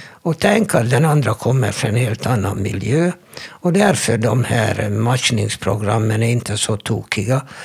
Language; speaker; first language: Swedish; non-native, fluent; Hungarian